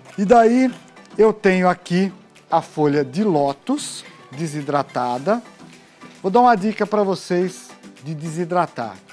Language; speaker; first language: Portuguese; native; Portuguese